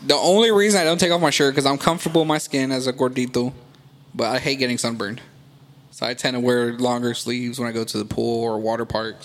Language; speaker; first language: English; early bilingual, other home language; Spanish